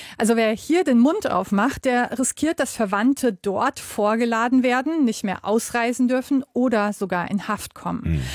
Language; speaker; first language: German; native; German